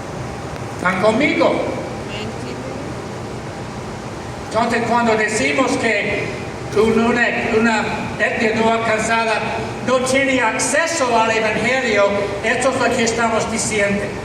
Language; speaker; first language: Spanish; non-native, fluent; English